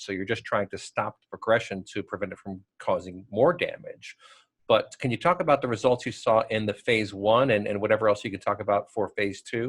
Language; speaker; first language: English; native; English